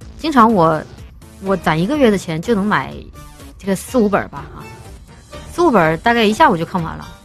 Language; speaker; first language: Chinese; native; Chinese